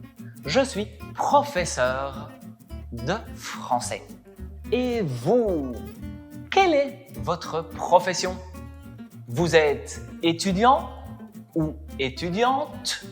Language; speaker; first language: French; non-native, fluent; Spanish